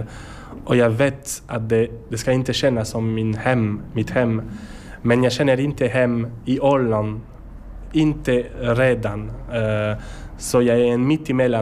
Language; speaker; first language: Swedish; non-native, learner; French